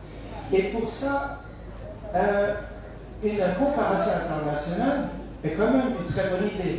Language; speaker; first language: French; non-native, fluent; German